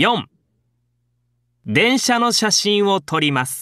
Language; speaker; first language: Japanese; non-native, learner; Filipino